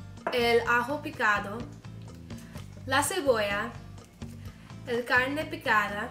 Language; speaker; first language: Spanish; non-native, learner; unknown